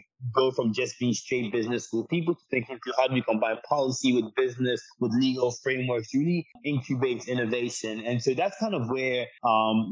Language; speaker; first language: English; non-native, local second language; Akan